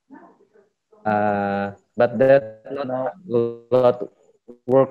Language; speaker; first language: English; non-native, learner; Indonesian